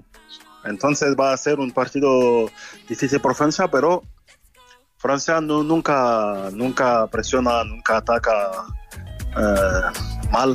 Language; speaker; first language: Spanish; non-native, fluent; French